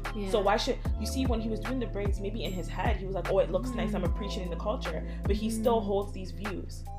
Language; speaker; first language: English; early bilingual, other home language; Akan